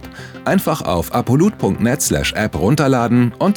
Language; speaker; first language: German; native; German